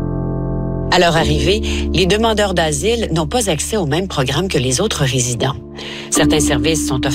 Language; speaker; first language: French; native; French